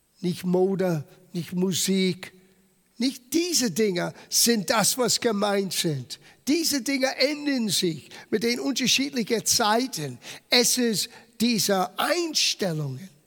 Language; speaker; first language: German; non-native, fluent; English